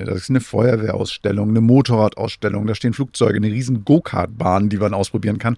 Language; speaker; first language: German; native; German